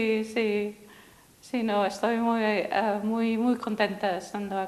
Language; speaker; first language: Spanish; non-native, fluent; English